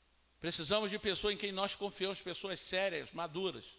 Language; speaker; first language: Portuguese; native; Portuguese